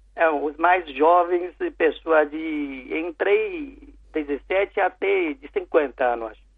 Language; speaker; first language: Portuguese; non-native, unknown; Chinese